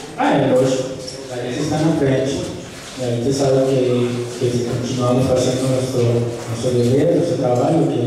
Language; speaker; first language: Portuguese; non-native, fluent; Spanish